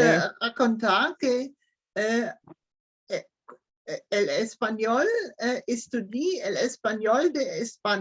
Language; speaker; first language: Spanish; non-native, learner; German